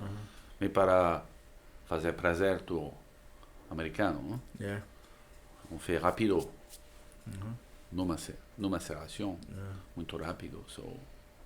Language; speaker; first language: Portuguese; non-native, learner; French